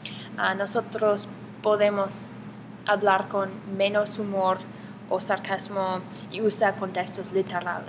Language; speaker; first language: Spanish; non-native, learner; English